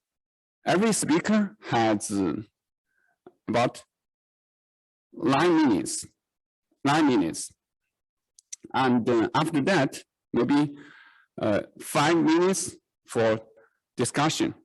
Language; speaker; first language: English; non-native, learner; Chinese